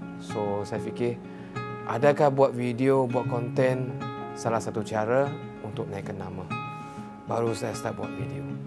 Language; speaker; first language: Malay; non-native, local second language; Chinese